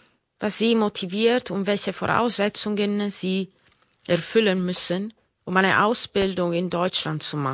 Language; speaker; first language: German; non-native, fluent; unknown